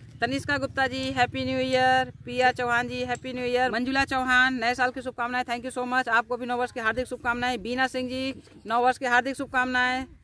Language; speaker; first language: Hindi; native; Hindi